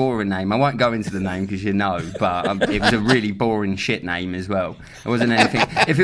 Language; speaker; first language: English; native; English